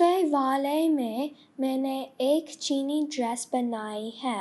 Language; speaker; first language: Hindi; early bilingual, heritage; Hindi